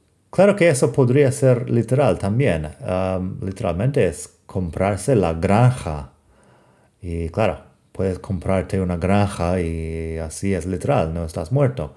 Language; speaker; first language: Spanish; non-native, fluent; English